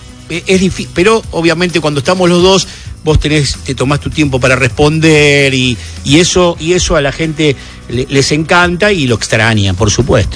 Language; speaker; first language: Spanish; native; Spanish